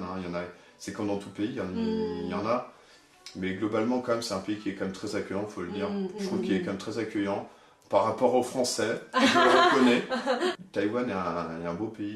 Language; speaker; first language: French; native; French